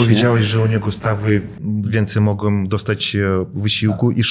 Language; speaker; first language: Polish; non-native, fluent; Russian